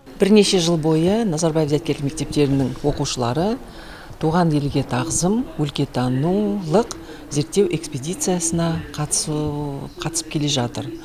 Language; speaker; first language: Kazakh; native; Kazakh